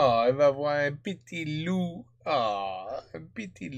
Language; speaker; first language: French; non-native, learner; English